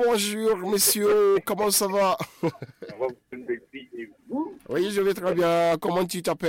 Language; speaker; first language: French; non-native, fluent; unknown